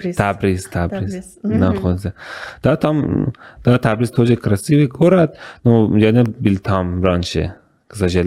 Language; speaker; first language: Russian; non-native, learner; Persian